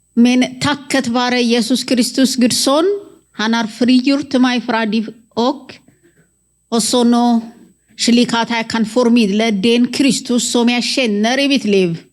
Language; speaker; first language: Norwegian; non-native, fluent; Amharic